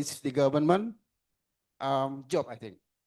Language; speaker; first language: English; non-native, learner; Indonesian